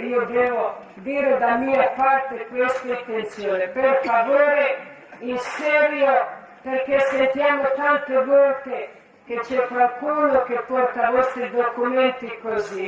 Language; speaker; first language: Italian; non-native, learner; Croatian